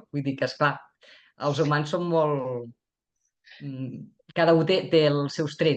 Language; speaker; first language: Catalan; native; Catalan